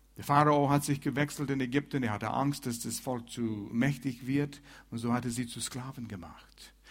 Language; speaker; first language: German; non-native, fluent; English